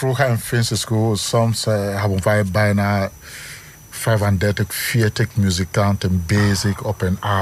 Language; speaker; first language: Dutch; non-native, learner; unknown